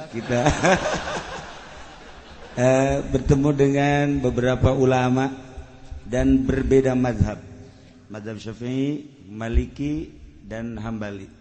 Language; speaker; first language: Indonesian; non-native, local second language; Sundanese